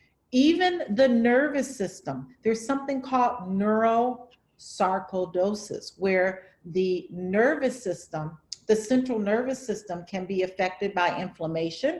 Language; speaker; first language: English; native; English